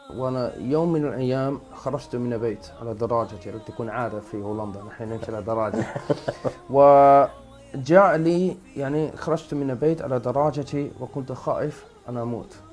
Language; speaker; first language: Arabic; non-native, fluent; Dutch